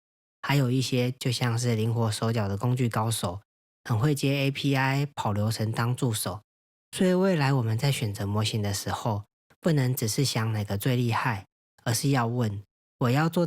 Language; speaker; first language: Chinese; native; Chinese